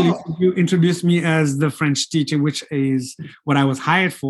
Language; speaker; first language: English; non-native, fluent; Fula